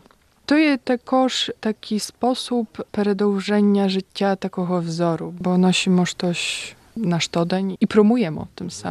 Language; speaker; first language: Polish; non-native, local second language; Ukrainian